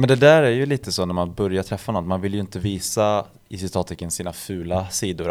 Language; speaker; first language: Swedish; native; Swedish